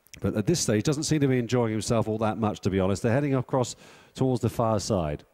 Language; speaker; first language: English; native; English